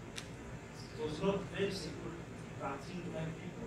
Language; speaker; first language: English; non-native, fluent; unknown